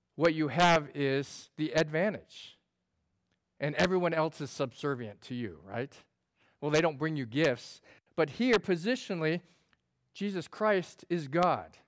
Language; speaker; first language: English; native; English